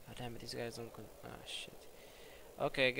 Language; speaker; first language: English; native; English